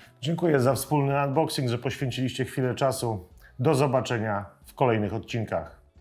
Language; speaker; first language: Polish; native; Polish